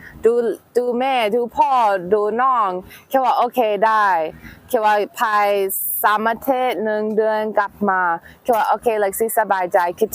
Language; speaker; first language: Thai; non-native, learner; English